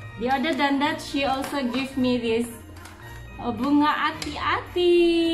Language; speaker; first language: English; non-native, local second language; Malay